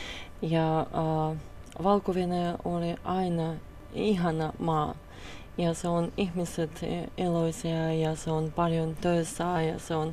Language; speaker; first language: Finnish; non-native, learner; Russian